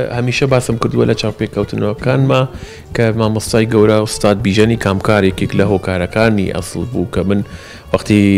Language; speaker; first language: Central Kurdish; early bilingual, heritage; Central Kurdish